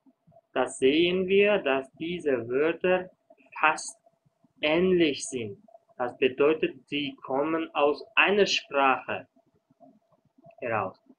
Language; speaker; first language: German; non-native, fluent; Uzbek